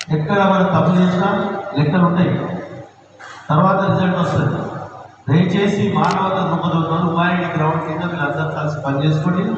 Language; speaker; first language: Telugu; native; Telugu